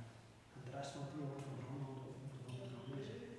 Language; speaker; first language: Dutch; native; Dutch